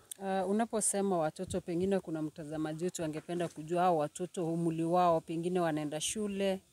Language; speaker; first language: Swahili; non-native, local second language; Gusii